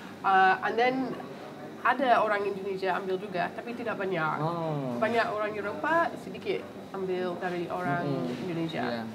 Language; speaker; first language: Indonesian; non-native, fluent; English